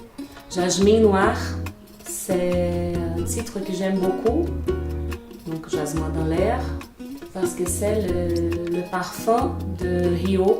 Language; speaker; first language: French; non-native, fluent; Portuguese